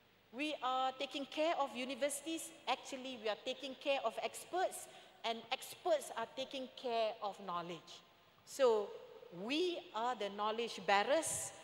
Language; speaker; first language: English; non-native, local second language; Malay